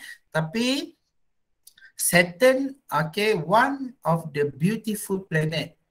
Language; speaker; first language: English; non-native, local second language; Malay